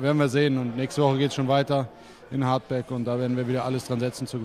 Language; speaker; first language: German; native; German